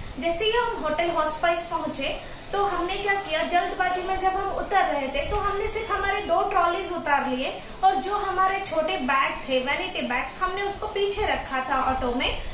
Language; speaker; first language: Hindi; non-native, local second language; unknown